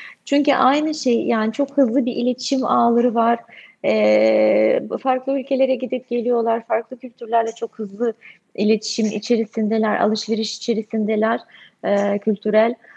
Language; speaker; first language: Turkish; non-native, fluent; Russian